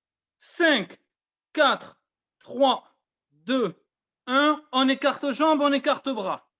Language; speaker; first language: French; native; French